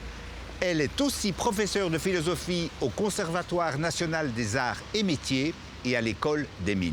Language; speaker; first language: French; native; French